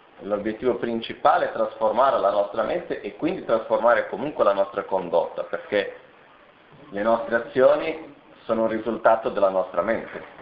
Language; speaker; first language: Italian; non-native, fluent; Portuguese